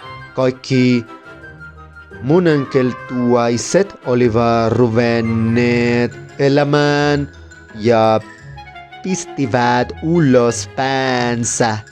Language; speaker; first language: Finnish; non-native, learner; Spanish